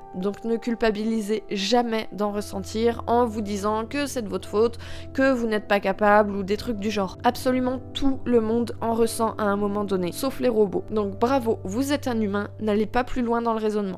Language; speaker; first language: French; native; French